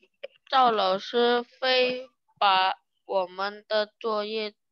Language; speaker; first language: Chinese; non-native, learner; Indonesian